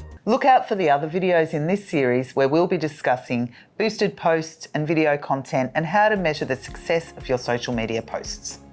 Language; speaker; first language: English; native; English